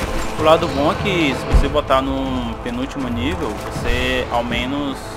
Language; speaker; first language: Portuguese; native; Portuguese